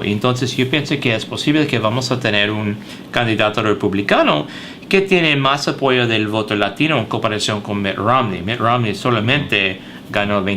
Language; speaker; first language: Spanish; early bilingual, heritage; English